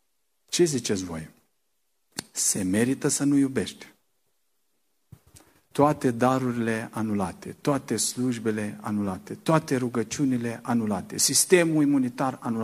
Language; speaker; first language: Romanian; native; Romanian